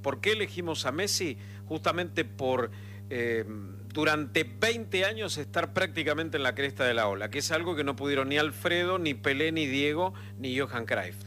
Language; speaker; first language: Spanish; native; Spanish